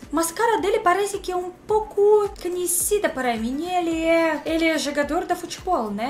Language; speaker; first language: Portuguese; non-native, learner; Russian